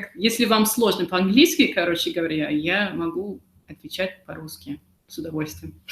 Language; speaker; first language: Russian; non-native, fluent; English